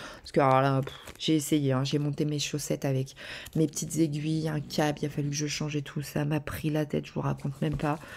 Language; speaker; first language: French; native; French